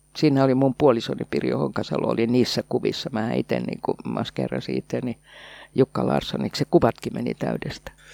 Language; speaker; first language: Finnish; native; Finnish